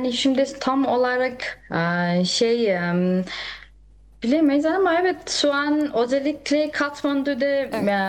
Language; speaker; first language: Turkish; non-native, fluent; Nepali